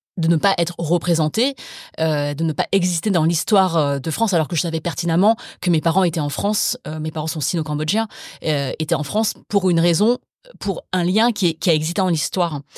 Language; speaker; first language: French; early bilingual, other home language; Min Nan Chinese